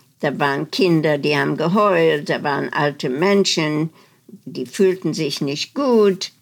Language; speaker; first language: German; non-native, fluent; Dutch